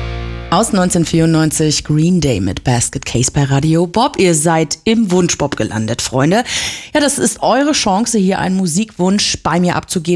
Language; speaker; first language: German; native; German